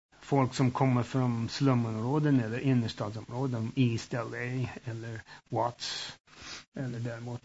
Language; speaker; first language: Swedish; early bilingual, heritage; Swedish